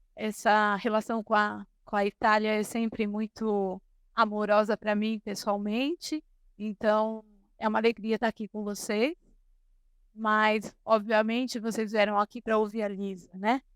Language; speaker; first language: Portuguese; native; Portuguese